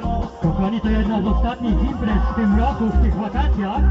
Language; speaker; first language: Polish; native; Polish